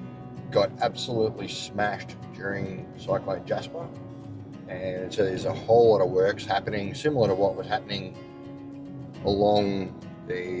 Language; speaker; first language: English; native; English